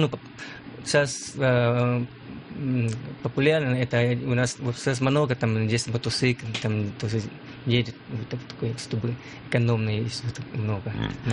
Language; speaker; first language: Russian; non-native, learner; Lao